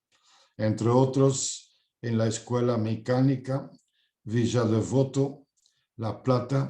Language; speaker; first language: Spanish; non-native, fluent; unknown